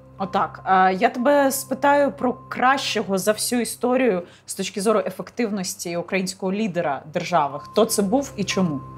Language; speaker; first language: Ukrainian; native; Ukrainian